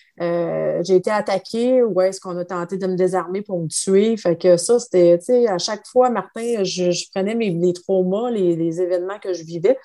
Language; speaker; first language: French; native; French